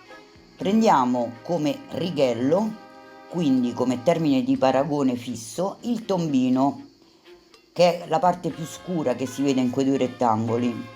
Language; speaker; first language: Italian; native; Italian